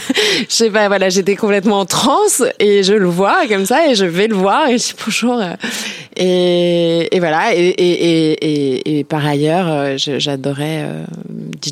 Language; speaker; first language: French; native; French